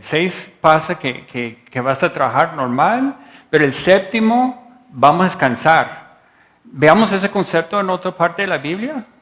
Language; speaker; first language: Spanish; non-native, fluent; English